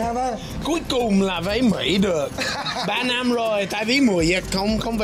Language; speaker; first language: Vietnamese; non-native, fluent; English